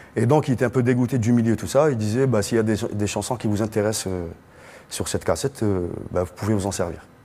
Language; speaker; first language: French; non-native, local second language; Arabic